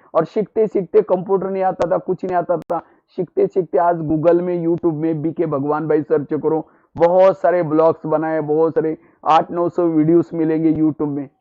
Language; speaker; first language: Hindi; non-native, local second language; Marathi